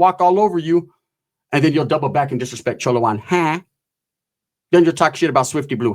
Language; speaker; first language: English; native; English